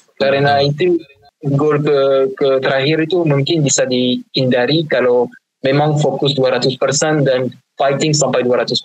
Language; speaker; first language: Indonesian; non-native, fluent; French